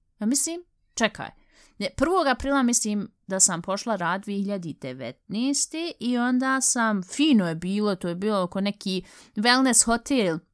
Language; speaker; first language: Bosnian; early bilingual, heritage; Bosnian